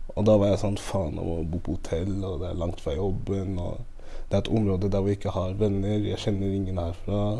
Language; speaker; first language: Norwegian; native; Norwegian